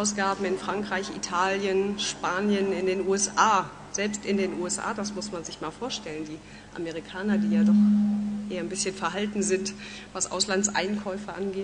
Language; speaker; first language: German; native; German